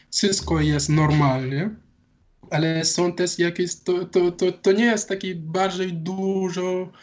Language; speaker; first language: Polish; non-native, learner; Wolof